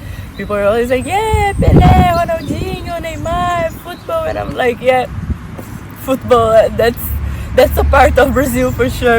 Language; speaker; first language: English; non-native, fluent; Portuguese